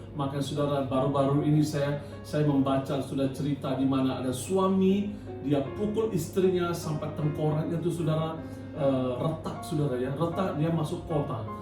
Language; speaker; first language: Indonesian; non-native, fluent; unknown